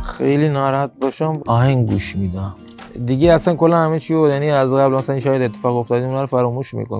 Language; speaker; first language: Persian; non-native, local second language; Baluchi